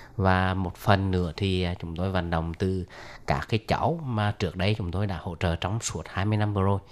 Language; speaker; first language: Vietnamese; native; Vietnamese